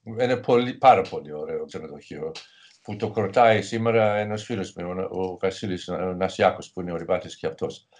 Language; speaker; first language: Greek; non-native, fluent; English